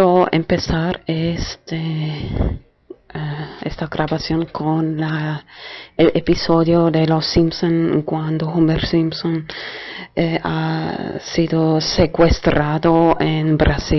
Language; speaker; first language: Spanish; non-native, fluent; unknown